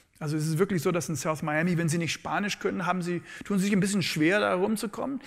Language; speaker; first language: German; non-native, fluent; English